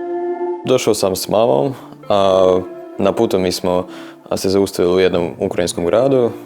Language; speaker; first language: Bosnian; non-native, fluent; Ukrainian